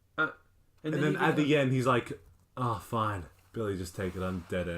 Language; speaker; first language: English; native; English